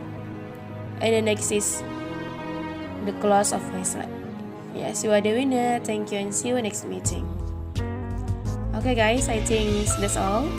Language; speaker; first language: English; non-native, learner; Indonesian